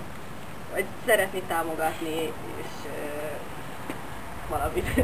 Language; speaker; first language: Hungarian; non-native, fluent; Finnish